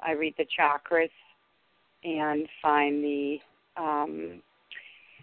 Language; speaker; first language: English; non-native, fluent; Danish